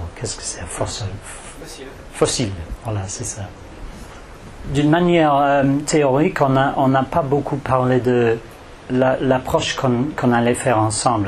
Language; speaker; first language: French; non-native, fluent; English